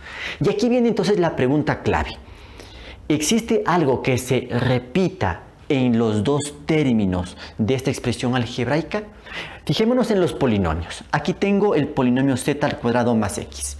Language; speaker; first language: Spanish; native; Spanish